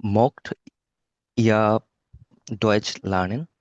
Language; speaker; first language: German; non-native, learner; Bangla